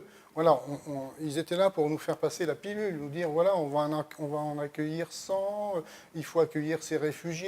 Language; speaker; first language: French; native; French